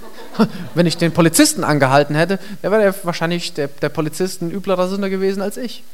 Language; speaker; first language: German; native; German